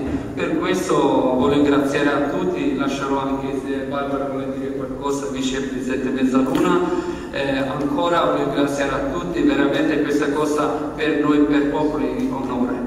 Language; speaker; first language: Italian; non-native, learner; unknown